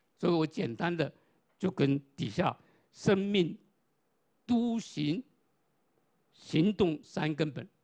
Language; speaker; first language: Chinese; non-native, local second language; Hakka Chinese